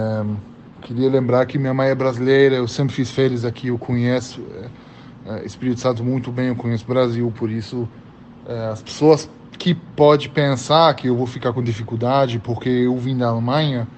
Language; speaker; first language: Portuguese; early bilingual, heritage; German